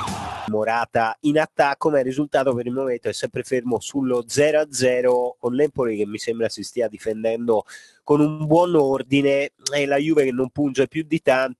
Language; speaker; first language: Italian; native; Italian